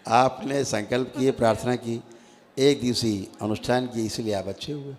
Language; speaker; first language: Hindi; native; Hindi